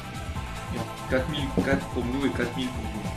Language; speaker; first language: French; native; French